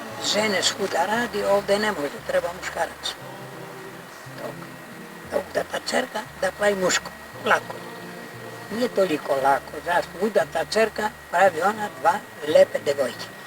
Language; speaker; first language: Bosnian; early bilingual, heritage; Bosnian